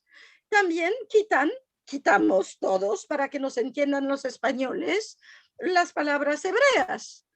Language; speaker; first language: Spanish; non-native, fluent; French